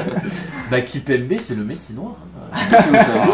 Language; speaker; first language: French; native; French